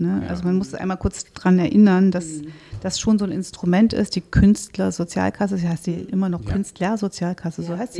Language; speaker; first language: German; native; German